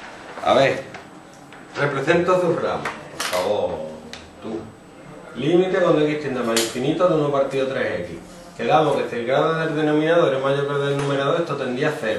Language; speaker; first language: Spanish; native; Spanish